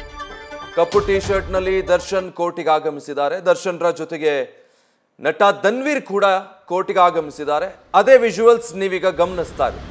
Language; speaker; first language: Kannada; native; Kannada